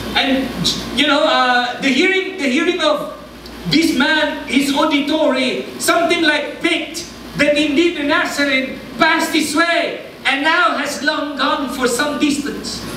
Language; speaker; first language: English; non-native, local second language; Cebuano